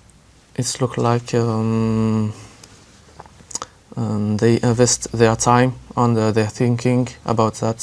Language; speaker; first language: English; non-native, learner; French